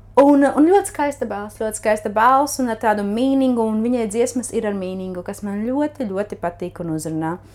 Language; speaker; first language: Latvian; native; Latvian